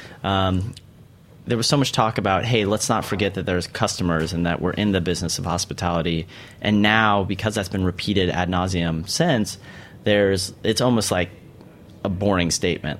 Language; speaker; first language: English; native; English